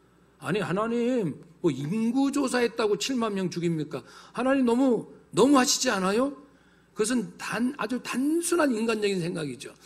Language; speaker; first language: Korean; native; Korean